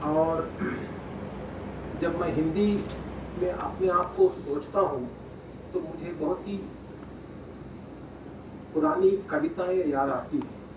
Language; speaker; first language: Hindi; non-native, local second language; Telugu